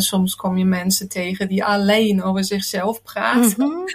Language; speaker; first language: Dutch; non-native, fluent; German